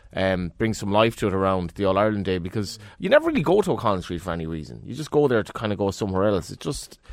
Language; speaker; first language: English; native; English